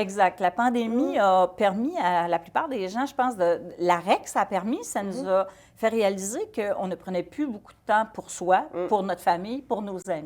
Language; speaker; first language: French; native; French